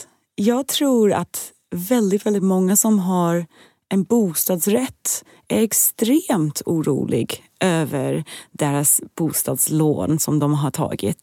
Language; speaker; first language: Swedish; non-native, fluent; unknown